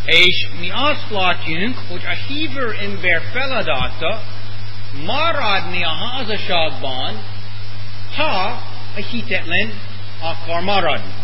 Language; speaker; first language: Hungarian; non-native, fluent; English